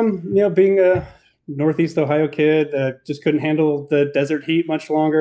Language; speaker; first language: English; native; English